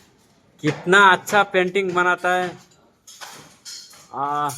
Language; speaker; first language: Hindi; non-native, local second language; Bangla